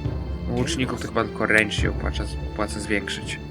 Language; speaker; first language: Polish; native; Polish